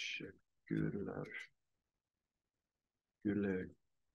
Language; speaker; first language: Turkish; non-native, learner; English